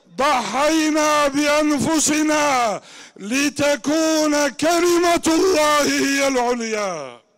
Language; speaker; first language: Arabic; non-native, fluent; Turkish